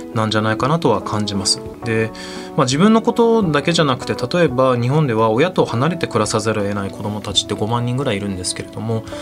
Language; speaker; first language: Japanese; native; Japanese